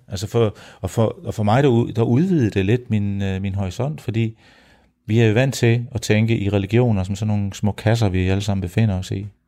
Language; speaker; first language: Danish; early bilingual, heritage; Danish